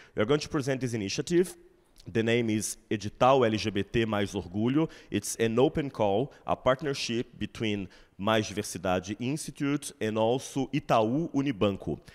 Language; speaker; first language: English; non-native, fluent; Portuguese